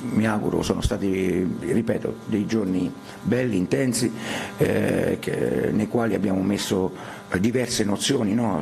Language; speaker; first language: Italian; native; Italian